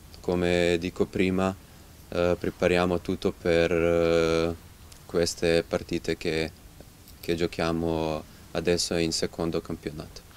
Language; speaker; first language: Italian; non-native, learner; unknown